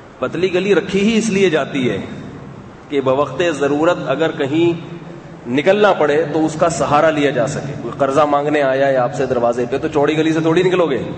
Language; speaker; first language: Urdu; native; Urdu